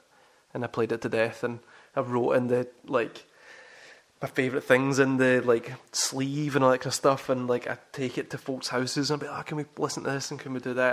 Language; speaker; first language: English; native; English